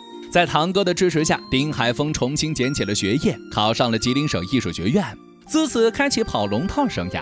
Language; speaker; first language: Chinese; native; Chinese